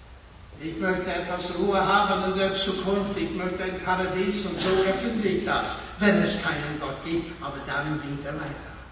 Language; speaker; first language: German; non-native, fluent; English